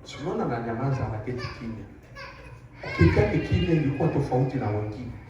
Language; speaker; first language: Swahili; native; Swahili